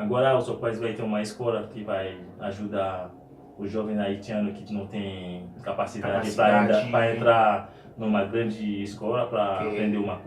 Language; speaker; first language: Portuguese; non-native, fluent; Haitian Creole